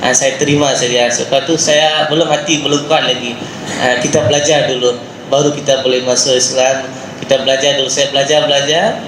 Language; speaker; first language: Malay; non-native, local second language; Tamil